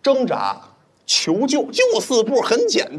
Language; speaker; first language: Chinese; native; Chinese